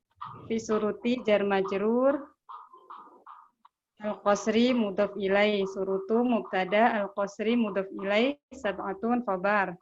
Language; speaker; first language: Arabic; non-native, learner; Indonesian